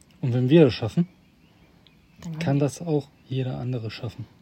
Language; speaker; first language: German; native; German